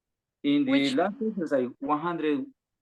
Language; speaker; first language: English; non-native, learner; Spanish